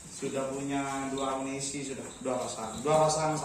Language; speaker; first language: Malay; non-native, local second language; Madurese